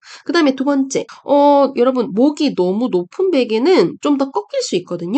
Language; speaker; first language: Korean; native; Korean